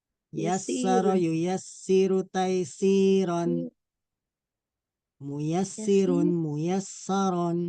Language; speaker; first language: Arabic; non-native, fluent; Indonesian